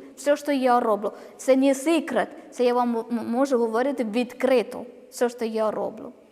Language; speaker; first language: Ukrainian; non-native, learner; Malayalam